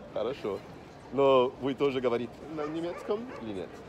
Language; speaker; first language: Russian; non-native, fluent; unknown